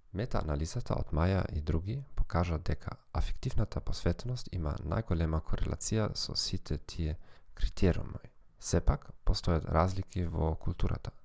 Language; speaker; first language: Macedonian; non-native, learner; German